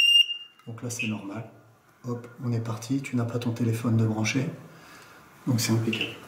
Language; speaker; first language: French; native; French